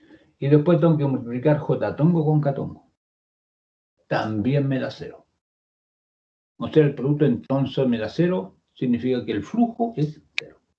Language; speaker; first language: Spanish; native; Spanish